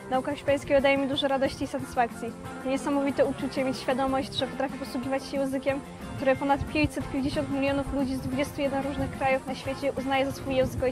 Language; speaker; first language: Polish; native; Polish